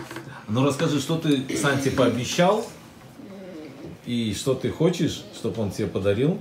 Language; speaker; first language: Russian; native; Russian